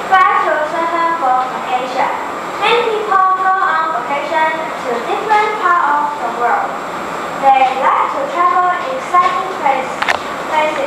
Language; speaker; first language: English; non-native, learner; Chinese